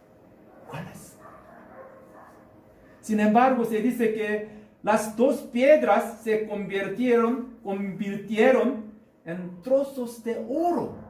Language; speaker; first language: Spanish; non-native, learner; Korean